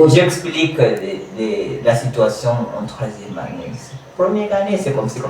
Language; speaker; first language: French; non-native, learner; Kamba